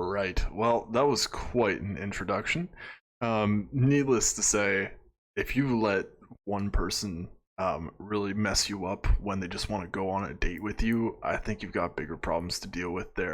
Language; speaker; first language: English; native; English